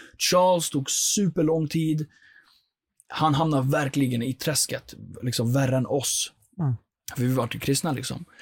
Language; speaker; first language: Swedish; early bilingual, other home language; Persian